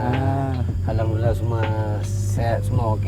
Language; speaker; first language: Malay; non-native, local second language; Tamil